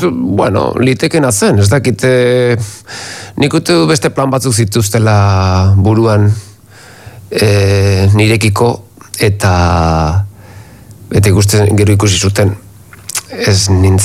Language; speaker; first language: Basque; native; Basque